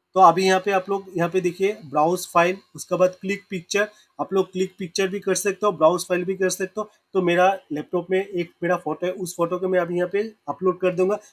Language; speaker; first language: Hindi; non-native, local second language; Assamese